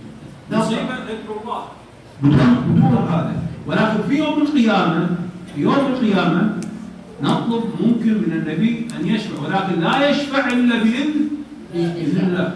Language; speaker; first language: Arabic; native; Arabic